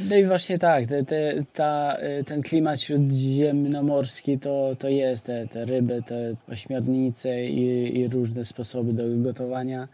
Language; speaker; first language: Polish; non-native, fluent; Albanian